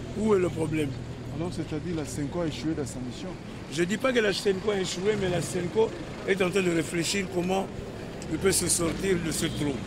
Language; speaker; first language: French; non-native, local second language; Kongo